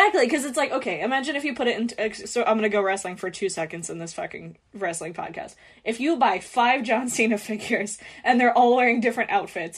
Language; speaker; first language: English; native; English